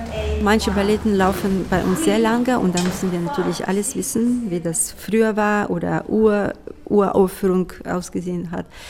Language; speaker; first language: German; non-native, fluent; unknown